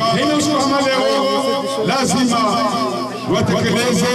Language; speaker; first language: French; non-native, local second language; Comorian